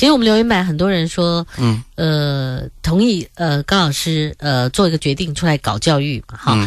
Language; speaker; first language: Chinese; native; Chinese